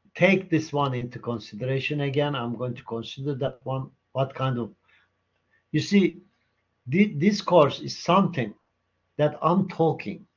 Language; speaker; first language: English; non-native, fluent; Turkish